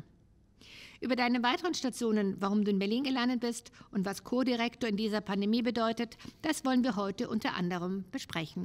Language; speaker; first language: German; native; German